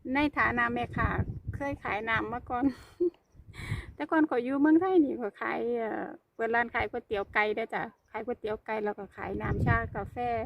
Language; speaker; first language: Thai; native; Thai